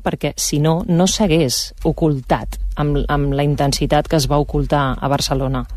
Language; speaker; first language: Catalan; native; Catalan